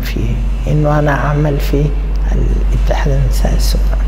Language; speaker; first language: Arabic; native; Arabic